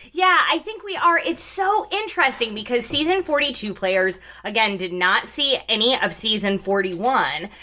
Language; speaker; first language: English; native; English